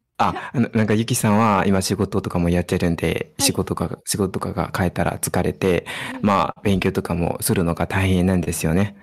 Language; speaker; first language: Japanese; non-native, fluent; Burmese